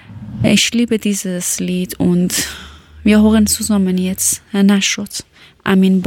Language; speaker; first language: German; non-native, learner; Persian